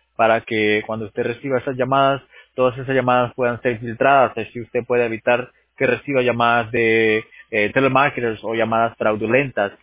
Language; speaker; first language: Spanish; native; Spanish